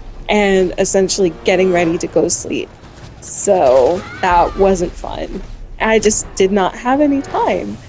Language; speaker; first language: English; native; English